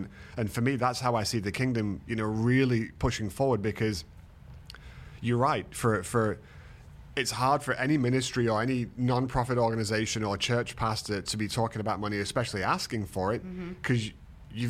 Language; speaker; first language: English; native; English